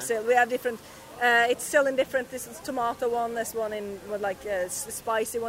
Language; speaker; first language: English; non-native, fluent; Norwegian